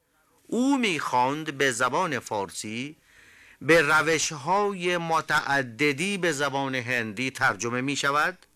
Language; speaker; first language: Persian; non-native, fluent; Hindi